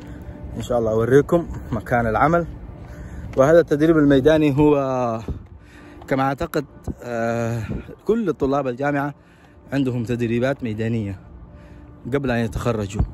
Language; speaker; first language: Arabic; non-native, local second language; Somali